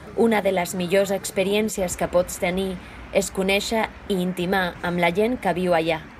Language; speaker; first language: Catalan; non-native, local second language; Spanish